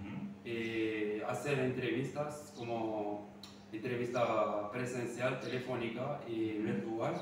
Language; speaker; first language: Spanish; non-native, learner; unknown